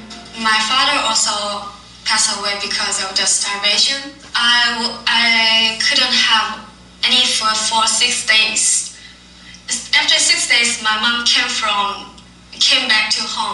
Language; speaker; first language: English; non-native, learner; Korean